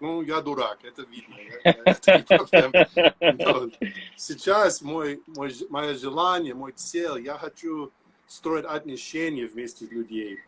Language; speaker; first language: Russian; non-native, learner; English